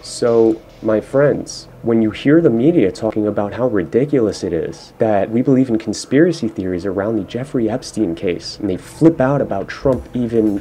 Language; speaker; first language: English; native; English